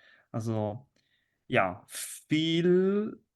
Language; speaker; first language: German; non-native, fluent; Italian